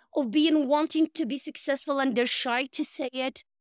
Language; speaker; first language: English; non-native, fluent; Arabic